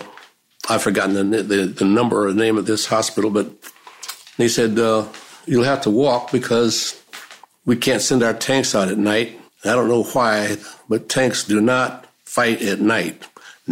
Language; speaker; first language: English; native; English